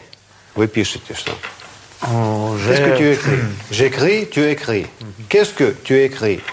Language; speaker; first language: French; non-native, fluent; Russian